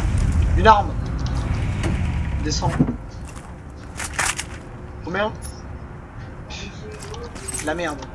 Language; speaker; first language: French; native; French